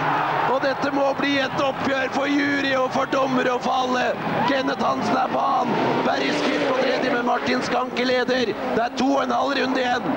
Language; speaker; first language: Norwegian; native; Norwegian